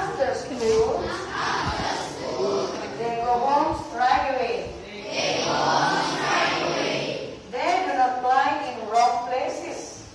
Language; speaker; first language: English; non-native, learner; Indonesian